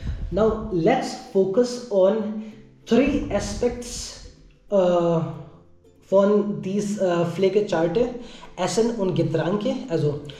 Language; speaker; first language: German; non-native, learner; Hindi